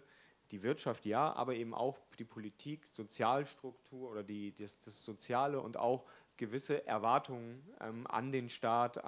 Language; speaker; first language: German; native; German